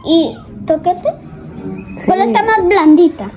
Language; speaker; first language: Spanish; early bilingual, heritage; Spanish